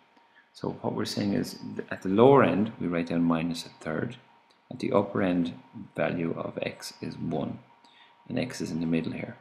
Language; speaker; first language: English; native; English